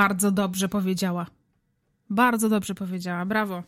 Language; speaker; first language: Polish; native; Polish